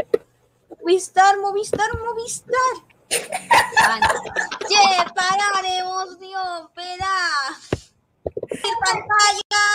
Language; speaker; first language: Spanish; native; Spanish